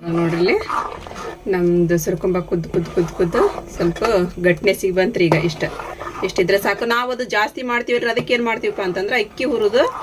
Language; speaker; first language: Kannada; native; Kannada